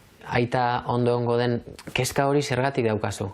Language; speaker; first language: Basque; native; Basque